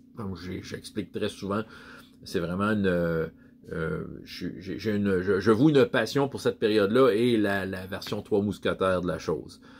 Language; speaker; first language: French; native; French